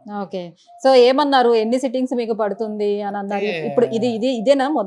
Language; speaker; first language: Telugu; native; Telugu